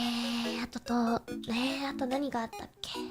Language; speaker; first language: Japanese; non-native, learner; English